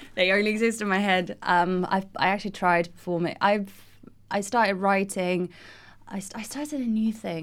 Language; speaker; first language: English; non-native, fluent; Russian